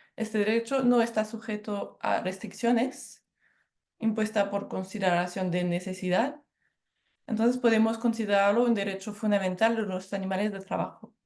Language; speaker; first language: Spanish; non-native, fluent; French